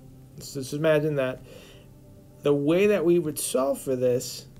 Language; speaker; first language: English; native; English